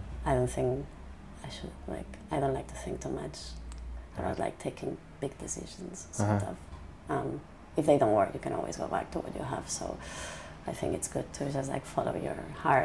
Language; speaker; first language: English; non-native, fluent; Spanish